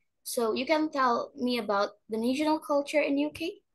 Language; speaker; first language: English; non-native, learner; Indonesian